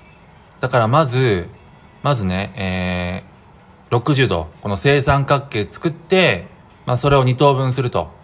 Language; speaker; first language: Japanese; native; Japanese